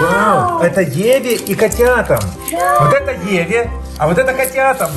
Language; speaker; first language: Russian; native; Russian